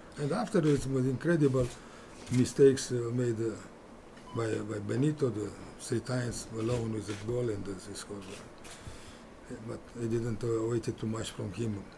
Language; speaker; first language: English; non-native, fluent; Romanian